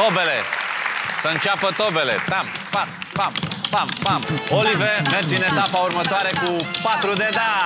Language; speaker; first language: Romanian; native; Romanian